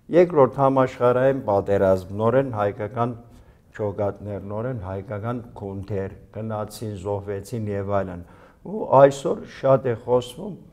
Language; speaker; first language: Armenian; early bilingual, heritage; Armenian